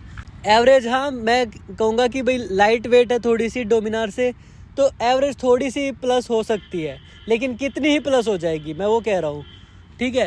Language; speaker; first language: Hindi; native; Hindi